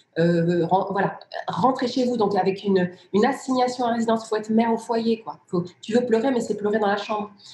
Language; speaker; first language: French; early bilingual, other home language; Riffian